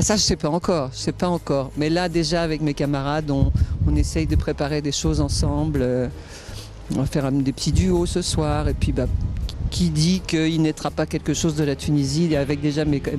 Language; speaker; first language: French; native; French